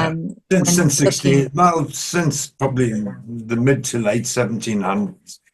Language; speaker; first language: English; native; English